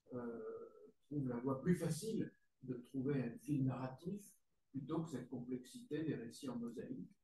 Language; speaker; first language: French; native; French